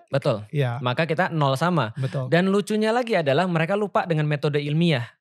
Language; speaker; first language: Indonesian; native; Indonesian